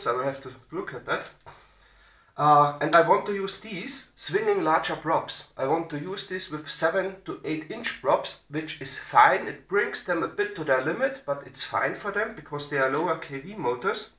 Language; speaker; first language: English; non-native, fluent; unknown